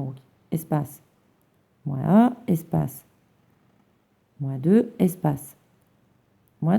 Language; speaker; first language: French; native; French